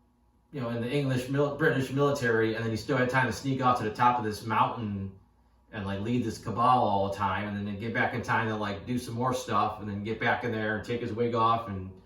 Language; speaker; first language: English; native; English